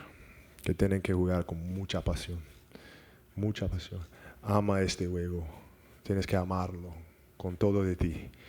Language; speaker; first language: Spanish; non-native, learner; English